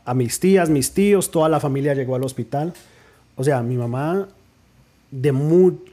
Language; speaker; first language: Spanish; early bilingual, heritage; Spanish